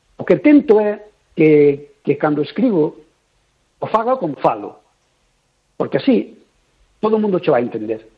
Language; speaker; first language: Galician; native; Galician